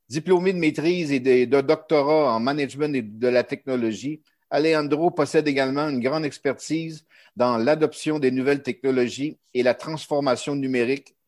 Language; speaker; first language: French; native; French